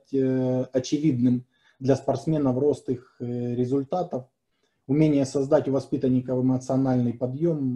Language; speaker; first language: Russian; native; Russian